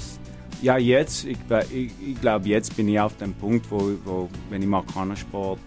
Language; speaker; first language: German; non-native, learner; English